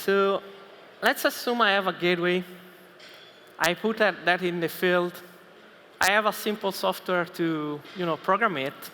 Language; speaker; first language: English; non-native, fluent; Italian